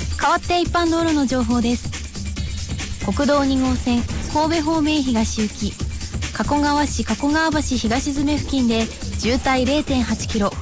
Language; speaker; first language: Japanese; native; Japanese